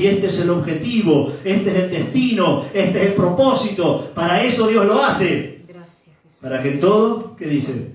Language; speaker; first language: Spanish; native; Spanish